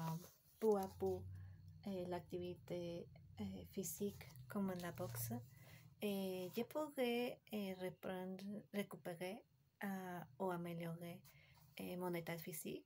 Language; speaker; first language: French; non-native, learner; Spanish